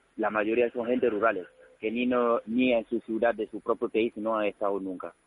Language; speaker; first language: Spanish; non-native, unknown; Wolof